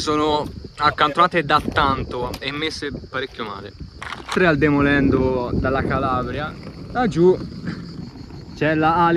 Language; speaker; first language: Italian; native; Italian